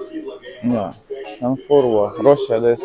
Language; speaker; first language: Japanese; non-native, learner; Russian